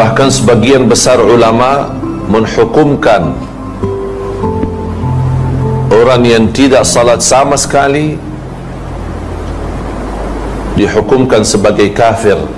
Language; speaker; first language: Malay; non-native, fluent; Arabic